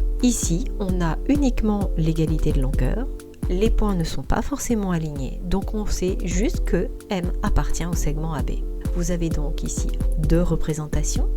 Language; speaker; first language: French; native; French